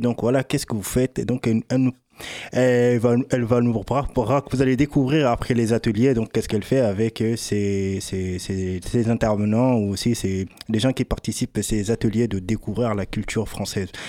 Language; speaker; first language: French; native; French